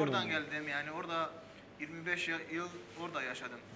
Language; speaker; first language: Turkish; early bilingual, heritage; Armenian